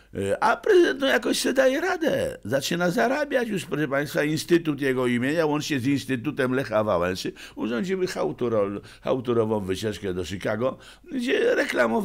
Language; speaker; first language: Polish; native; Polish